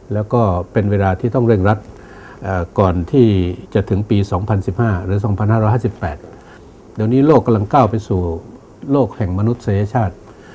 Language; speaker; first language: Thai; non-native, local second language; Northeastern Thai